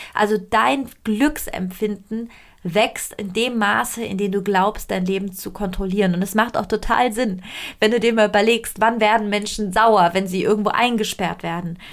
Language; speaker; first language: German; non-native, fluent; Italian